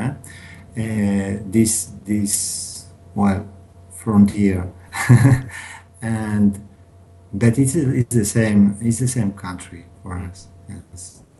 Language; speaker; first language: English; non-native, learner; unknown